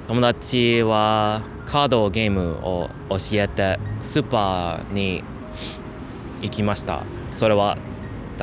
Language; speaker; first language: Japanese; non-native, learner; English